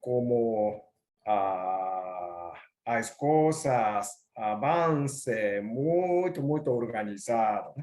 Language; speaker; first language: Portuguese; non-native, learner; Japanese